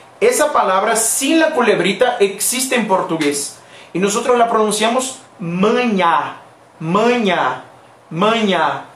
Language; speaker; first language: Spanish; non-native, fluent; Portuguese